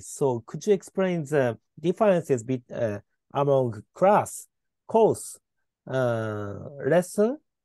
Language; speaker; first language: English; non-native, learner; Japanese